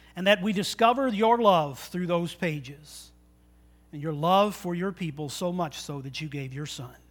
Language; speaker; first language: English; native; English